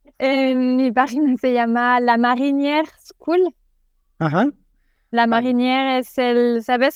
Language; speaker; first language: Spanish; non-native, learner; French